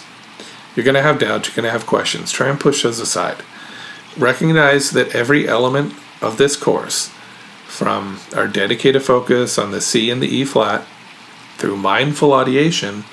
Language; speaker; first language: English; native; English